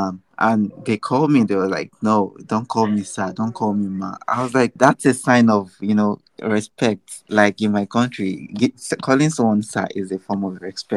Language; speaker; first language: English; non-native, local second language; Yoruba